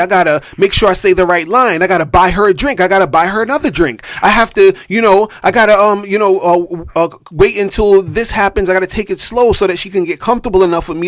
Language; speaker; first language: English; native; English